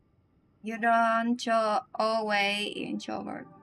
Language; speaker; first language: English; non-native, learner; Vietnamese